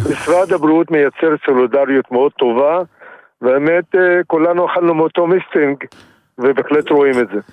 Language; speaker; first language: Hebrew; non-native, local second language; Arabic